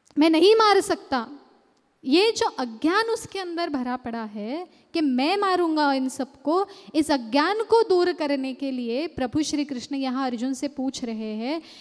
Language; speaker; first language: Hindi; non-native, local second language; Marathi